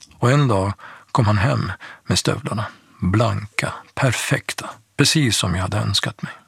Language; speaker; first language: Swedish; early bilingual, other home language; Persian